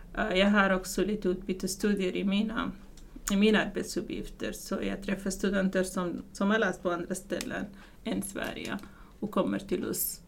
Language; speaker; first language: Swedish; non-native, fluent; Arabic